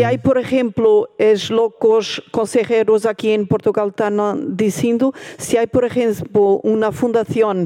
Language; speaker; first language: Spanish; non-native, fluent; Portuguese